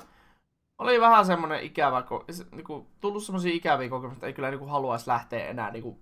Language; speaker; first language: Finnish; native; Finnish